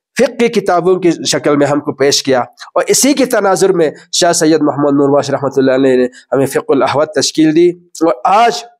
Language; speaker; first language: Urdu; non-native, local second language; Balti